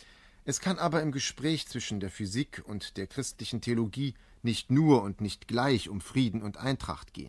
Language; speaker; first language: German; native; German